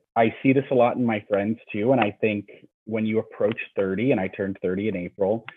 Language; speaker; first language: English; native; English